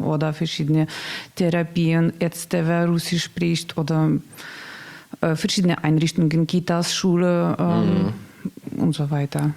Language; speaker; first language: German; non-native, learner; Russian